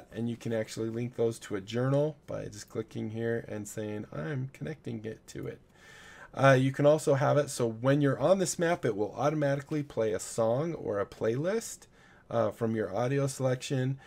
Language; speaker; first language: English; native; English